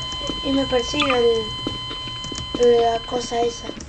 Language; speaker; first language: Spanish; native; Spanish